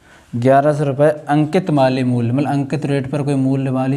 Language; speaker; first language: Hindi; native; Hindi